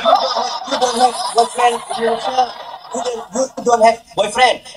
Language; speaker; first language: English; non-native, learner; Malay